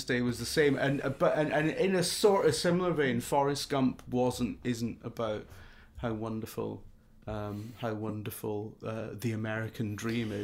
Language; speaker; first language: English; native; English